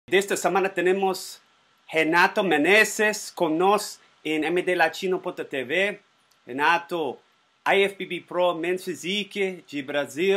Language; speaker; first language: Portuguese; non-native, learner; Spanish